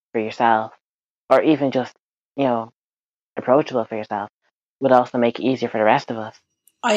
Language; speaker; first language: English; native; English